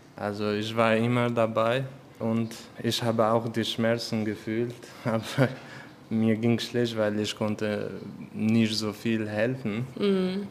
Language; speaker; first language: German; non-native, fluent; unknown